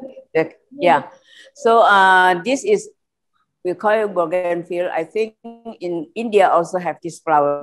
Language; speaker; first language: English; non-native, learner; Indonesian